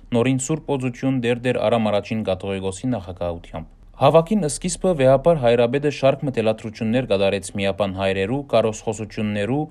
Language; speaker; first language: Armenian; early bilingual, heritage; Armenian